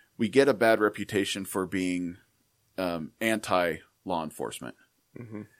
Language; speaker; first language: English; native; English